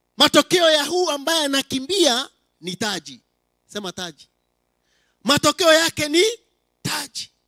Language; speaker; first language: Swahili; non-native, local second language; Kikuyu